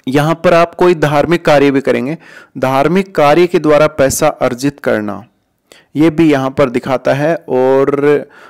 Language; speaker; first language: Hindi; native; Hindi